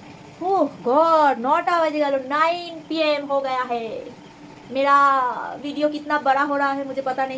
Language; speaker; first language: Hindi; non-native, local second language; Bangla